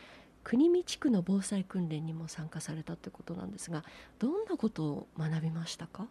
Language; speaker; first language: Japanese; native; Japanese